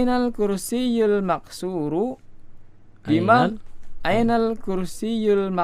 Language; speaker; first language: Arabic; non-native, learner; Indonesian